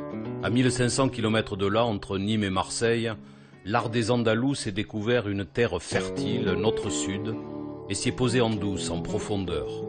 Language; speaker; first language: French; native; French